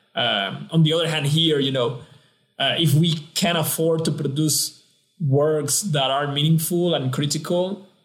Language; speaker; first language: English; non-native, fluent; Spanish